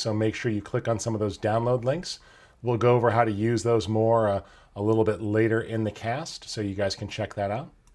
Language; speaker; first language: English; native; English